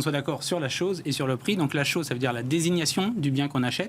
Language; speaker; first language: French; native; French